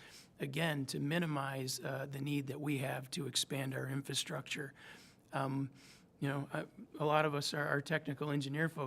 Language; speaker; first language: English; native; English